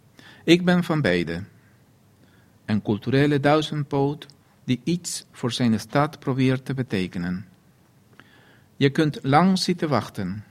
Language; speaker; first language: Dutch; non-native, fluent; Spanish